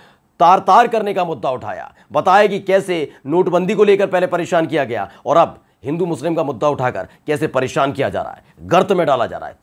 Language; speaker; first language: Hindi; native; Hindi